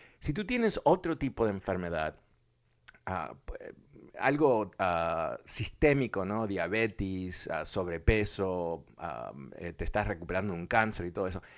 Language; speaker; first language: Spanish; early bilingual, other home language; English